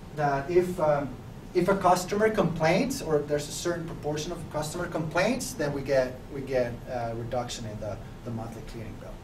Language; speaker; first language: English; non-native, fluent; Finnish